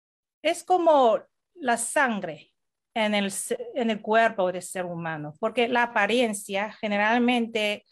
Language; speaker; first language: Spanish; non-native, fluent; Chinese